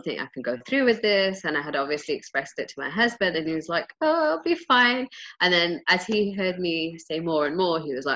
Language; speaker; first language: English; native; English